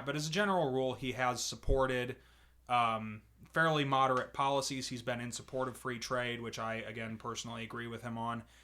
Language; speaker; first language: English; native; English